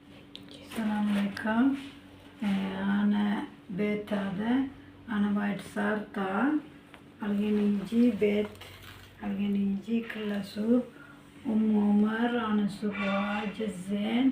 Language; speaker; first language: Arabic; non-native, learner; Sinhala